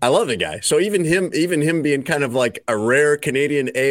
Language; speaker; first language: English; native; English